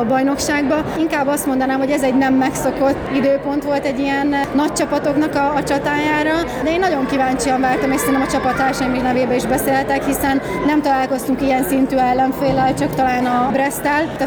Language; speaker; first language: Hungarian; native; Hungarian